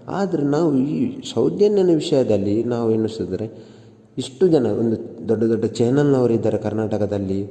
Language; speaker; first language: Kannada; native; Kannada